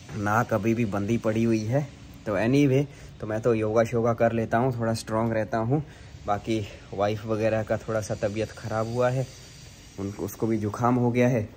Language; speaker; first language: Hindi; native; Hindi